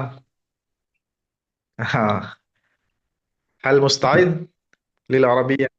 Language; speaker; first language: Arabic; non-native, learner; Urdu